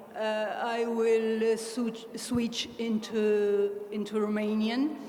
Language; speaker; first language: English; non-native, fluent; Romanian